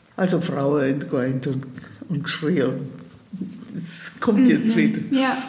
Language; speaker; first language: German; native; German